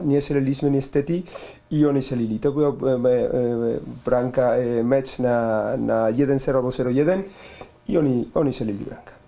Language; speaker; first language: Polish; non-native, learner; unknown